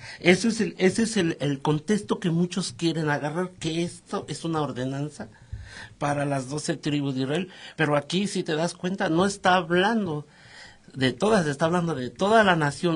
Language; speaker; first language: Spanish; native; Spanish